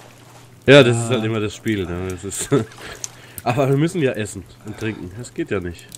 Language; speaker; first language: German; native; German